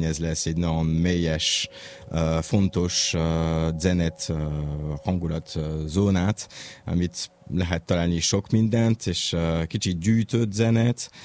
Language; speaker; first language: Hungarian; non-native, learner; French